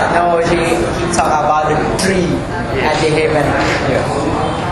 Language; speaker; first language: English; non-native, learner; Khmer